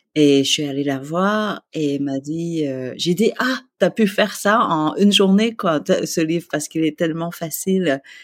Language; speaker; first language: French; early bilingual, other home language; Vietnamese